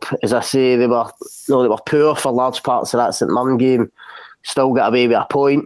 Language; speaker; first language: English; native; English